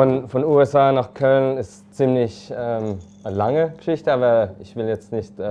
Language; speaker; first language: German; early bilingual, heritage; English